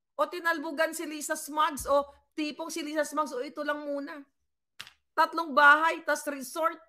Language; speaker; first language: Filipino; non-native, local second language; Cebuano